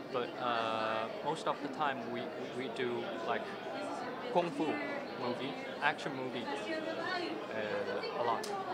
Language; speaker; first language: English; non-native, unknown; Chinese